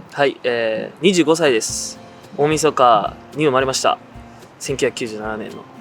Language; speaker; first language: Japanese; early bilingual, other home language; Portuguese